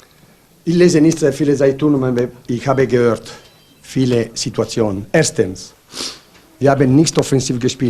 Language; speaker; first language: German; non-native, learner; Italian